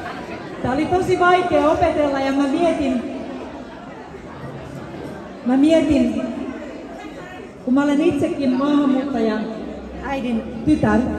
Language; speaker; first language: Finnish; early bilingual, other home language; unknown